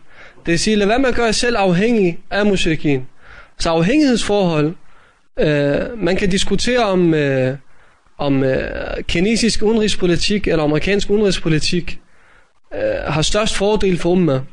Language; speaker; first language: Danish; native; Danish